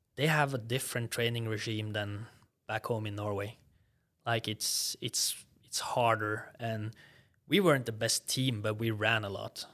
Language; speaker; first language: English; non-native, fluent; Norwegian